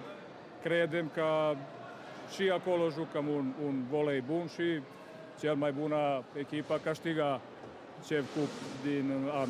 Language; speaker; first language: Romanian; non-native, fluent; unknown